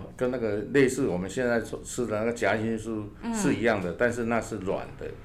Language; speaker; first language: Chinese; native; Chinese